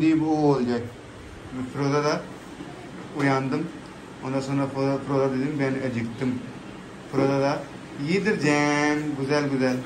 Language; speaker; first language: Turkish; non-native, learner; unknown